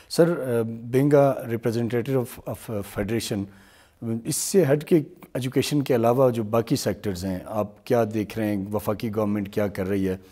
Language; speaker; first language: Urdu; native; Urdu